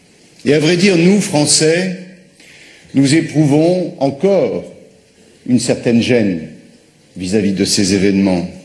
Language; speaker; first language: French; native; French